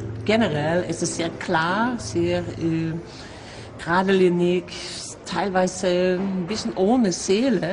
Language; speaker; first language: German; non-native, fluent; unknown